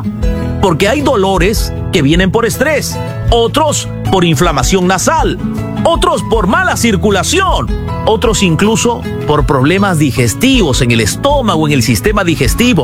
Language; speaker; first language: Spanish; native; Spanish